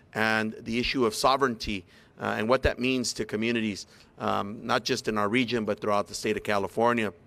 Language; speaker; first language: English; early bilingual, other home language; Spanish